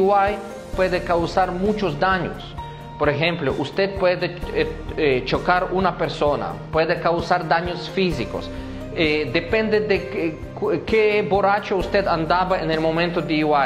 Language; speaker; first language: Spanish; non-native, fluent; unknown